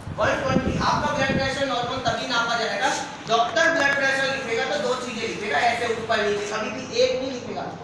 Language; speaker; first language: Hindi; native; Hindi